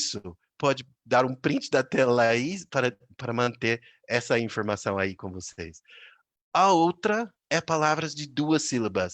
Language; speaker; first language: Portuguese; non-native, fluent; English